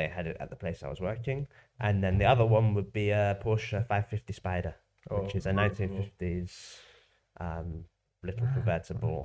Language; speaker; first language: English; native; English